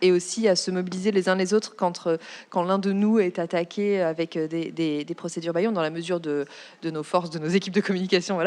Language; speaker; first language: French; native; French